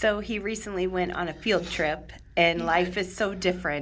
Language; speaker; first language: English; native; English